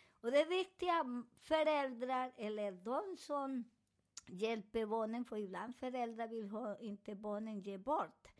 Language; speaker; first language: Swedish; non-native, fluent; Spanish